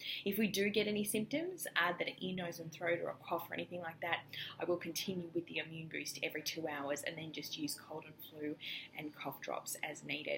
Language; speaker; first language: English; native; English